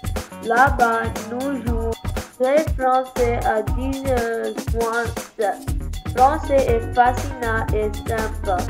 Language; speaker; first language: French; non-native, learner; English